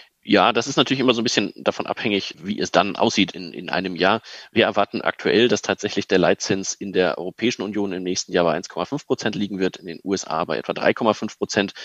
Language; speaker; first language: German; native; German